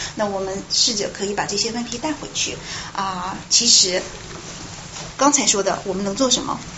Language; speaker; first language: Chinese; native; Chinese